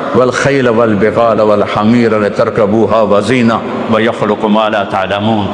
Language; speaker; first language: Urdu; non-native, local second language; Punjabi